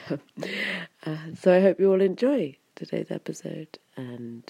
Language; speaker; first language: English; native; English